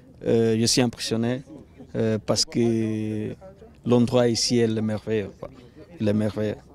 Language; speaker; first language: French; non-native, fluent; Portuguese